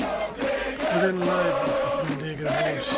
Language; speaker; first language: Swedish; non-native, learner; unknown